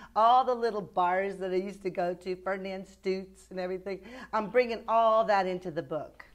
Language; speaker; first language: English; native; English